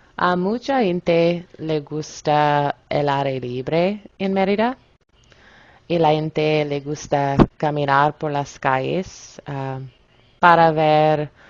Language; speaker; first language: Spanish; non-native, learner; English